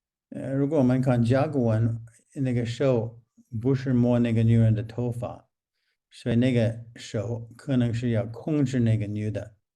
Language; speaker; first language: Chinese; non-native, fluent; English